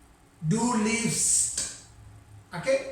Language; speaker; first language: German; non-native, fluent; Sinhala